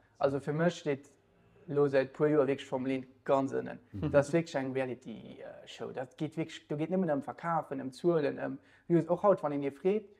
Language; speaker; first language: Luxembourgish; native; Luxembourgish